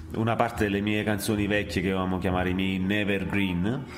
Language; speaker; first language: Italian; native; Italian